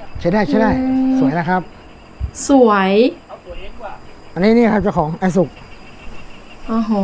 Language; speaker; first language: Thai; native; Thai